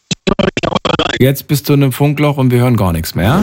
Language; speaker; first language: German; native; German